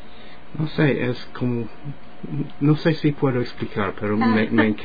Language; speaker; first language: Spanish; non-native, fluent; English